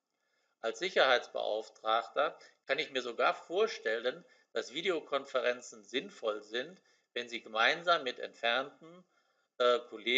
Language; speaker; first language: German; native; German